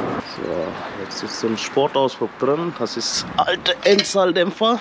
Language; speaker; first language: German; non-native, learner; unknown